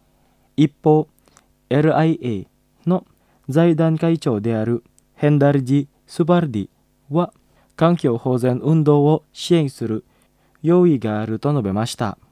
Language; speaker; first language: Japanese; non-native, fluent; Indonesian